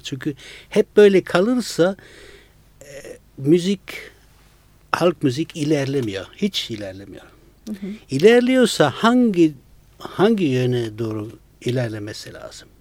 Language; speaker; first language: Turkish; non-native, fluent; Italian